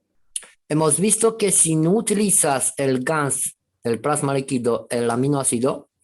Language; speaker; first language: Spanish; non-native, fluent; Romanian